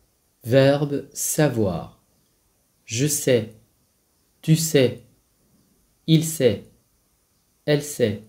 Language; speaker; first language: French; non-native, fluent; Vietnamese